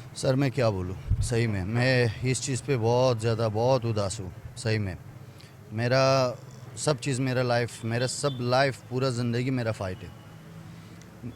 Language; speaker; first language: Hindi; non-native, fluent; Persian